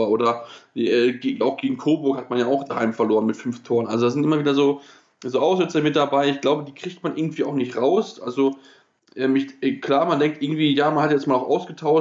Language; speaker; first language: German; native; German